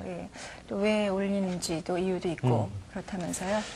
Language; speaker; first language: Korean; native; Korean